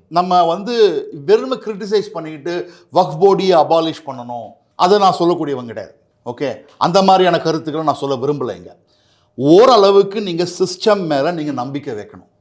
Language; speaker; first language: Tamil; native; Tamil